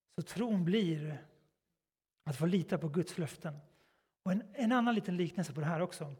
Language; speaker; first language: Swedish; native; Swedish